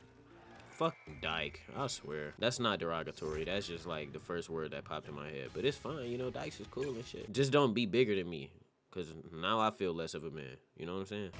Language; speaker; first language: English; native; English